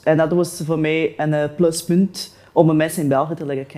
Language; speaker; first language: Dutch; non-native, learner; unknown